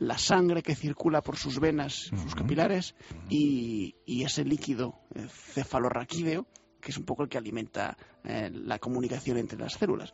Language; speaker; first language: Spanish; native; Spanish